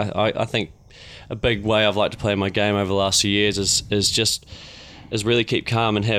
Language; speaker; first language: English; native; English